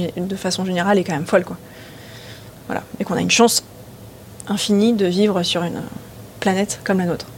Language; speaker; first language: French; native; French